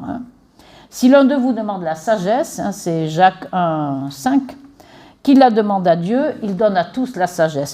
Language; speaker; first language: French; native; French